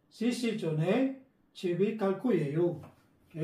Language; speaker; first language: Korean; non-native, fluent; Filipino